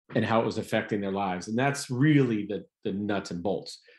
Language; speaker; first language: English; native; English